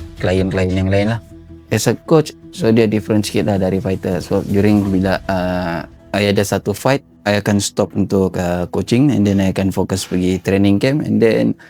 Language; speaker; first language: Malay; native; Malay